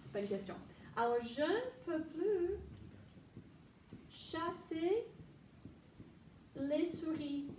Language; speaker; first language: French; non-native, fluent; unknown